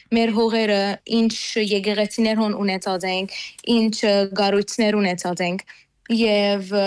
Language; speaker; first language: Armenian; early bilingual, heritage; Armenian